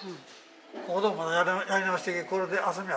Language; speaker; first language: Japanese; native; Japanese